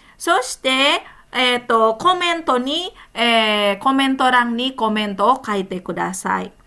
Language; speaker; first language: Japanese; non-native, fluent; Indonesian